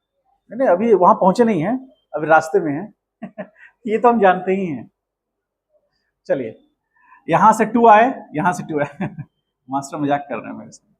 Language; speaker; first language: Hindi; native; Hindi